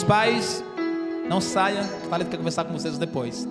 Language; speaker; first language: Portuguese; native; Portuguese